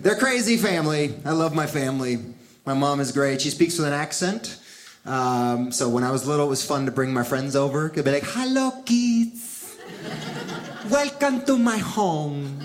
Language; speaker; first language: English; early bilingual, other home language; Spanish